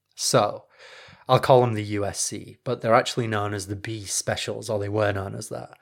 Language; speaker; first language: English; native; English